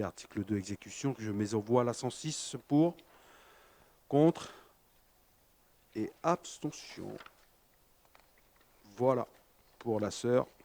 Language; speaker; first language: French; native; French